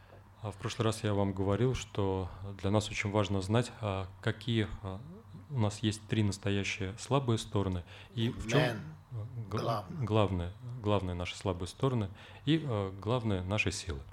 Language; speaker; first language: Russian; native; Russian